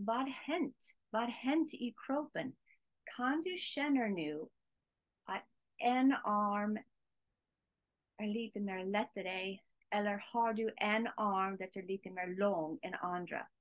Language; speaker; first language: Swedish; non-native, learner; English